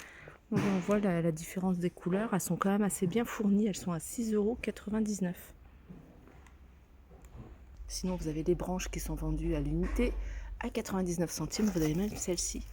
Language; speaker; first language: French; native; French